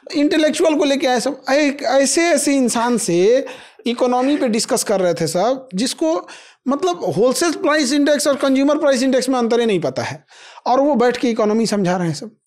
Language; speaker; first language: Hindi; native; Hindi